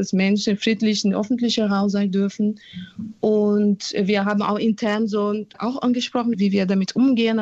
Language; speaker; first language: German; non-native, fluent; Portuguese